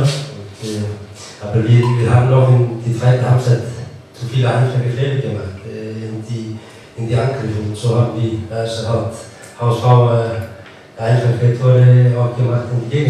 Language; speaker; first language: German; non-native, fluent; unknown